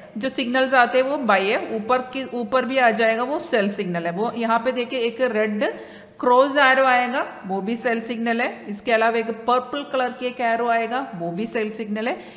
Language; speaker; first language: Hindi; non-native, local second language; Malayalam